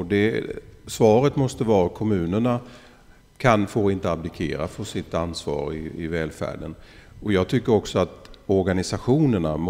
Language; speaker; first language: Swedish; native; Swedish